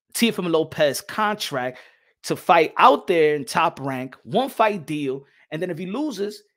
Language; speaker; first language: English; early bilingual, other home language; Spanish